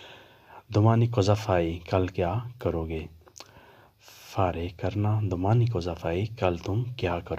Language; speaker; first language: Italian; non-native, fluent; Urdu